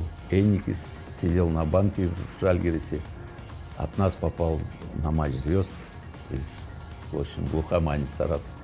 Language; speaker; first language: Russian; native; Russian